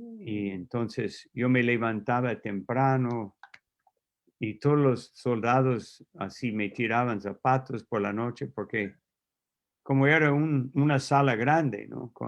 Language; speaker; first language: Spanish; non-native, fluent; English